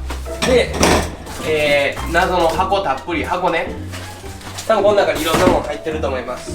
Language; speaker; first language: Japanese; native; Japanese